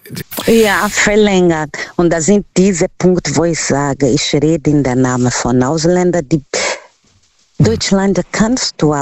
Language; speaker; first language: German; non-native, learner; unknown